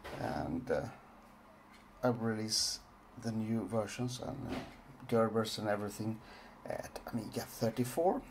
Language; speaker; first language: English; non-native, fluent; Swedish